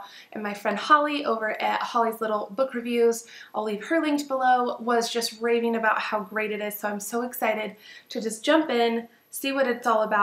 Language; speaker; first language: English; native; English